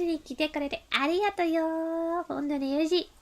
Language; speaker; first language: Japanese; non-native, learner; English